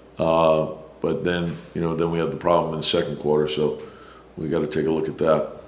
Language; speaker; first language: English; native; English